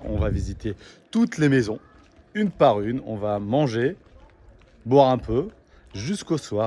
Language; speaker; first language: French; early bilingual, other home language; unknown